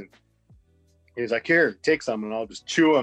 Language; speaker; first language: English; native; English